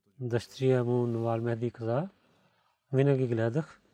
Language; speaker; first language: Bulgarian; non-native, learner; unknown